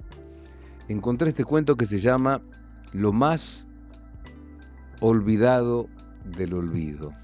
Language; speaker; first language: Spanish; native; Spanish